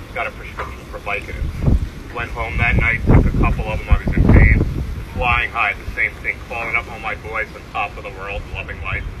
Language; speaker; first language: English; native; English